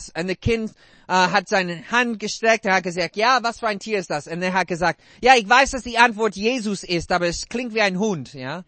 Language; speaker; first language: German; non-native, fluent; English